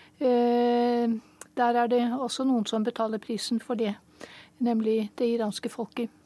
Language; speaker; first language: Norwegian; native; Norwegian